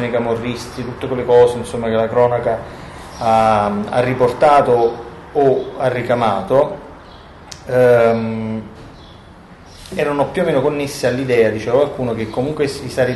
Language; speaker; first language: Italian; native; Italian